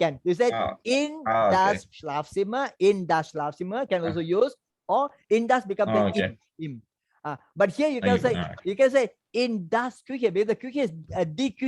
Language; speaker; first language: German; non-native, learner; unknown